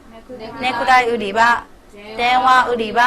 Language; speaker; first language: Japanese; non-native, fluent; Burmese